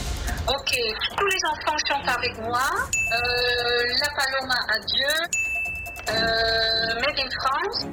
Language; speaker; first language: French; non-native, learner; Dutch